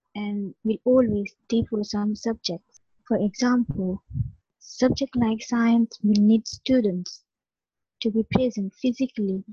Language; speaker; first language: English; non-native, local second language; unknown